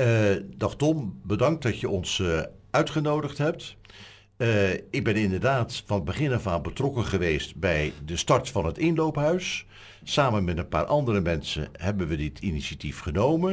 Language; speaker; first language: Dutch; native; Dutch